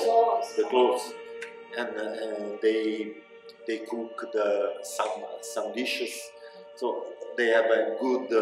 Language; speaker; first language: English; non-native, learner; Italian